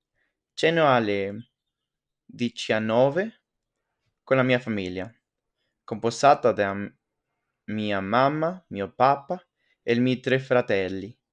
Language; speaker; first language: Italian; non-native, learner; French